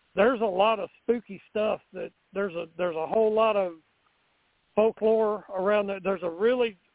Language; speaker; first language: English; native; English